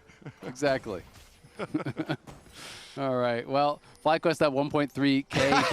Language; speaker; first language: English; native; English